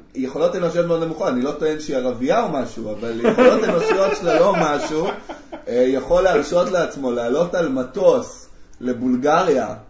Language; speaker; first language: Hebrew; early bilingual, other home language; Amharic